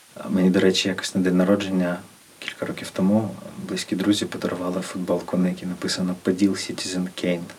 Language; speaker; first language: Ukrainian; non-native, local second language; Russian